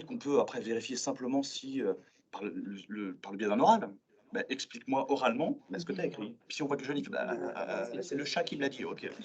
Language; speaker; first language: French; native; French